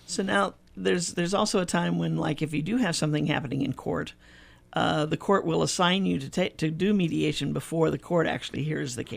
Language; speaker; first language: English; native; English